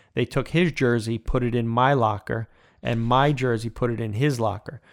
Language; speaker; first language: English; native; English